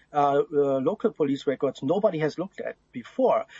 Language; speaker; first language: English; non-native, fluent; German